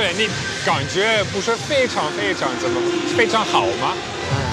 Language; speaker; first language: Chinese; non-native, fluent; Dutch